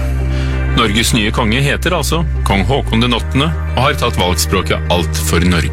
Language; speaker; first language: Norwegian; native; Norwegian